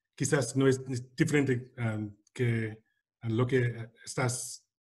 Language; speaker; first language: Spanish; non-native, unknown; English